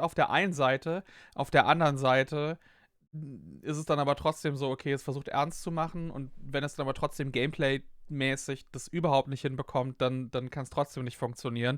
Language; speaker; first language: German; native; German